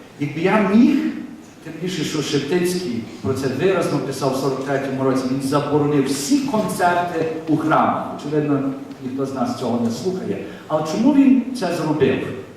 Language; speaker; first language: Ukrainian; early bilingual, heritage; Ukrainian